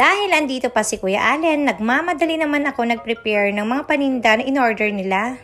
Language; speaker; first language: Filipino; native; Filipino